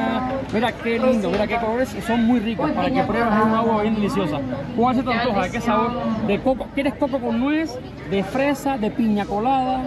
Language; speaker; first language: Spanish; native; Spanish